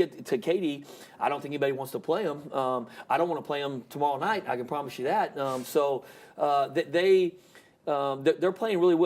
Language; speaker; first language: English; native; English